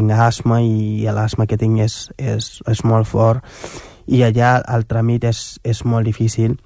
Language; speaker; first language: Catalan; non-native, fluent; Wolof